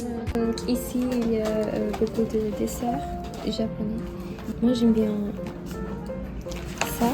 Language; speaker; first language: French; non-native, fluent; Japanese